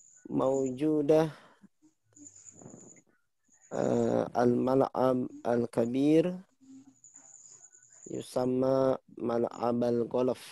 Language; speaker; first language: Arabic; non-native, learner; Indonesian